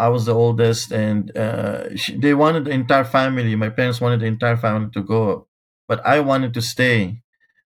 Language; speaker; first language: English; non-native, local second language; Filipino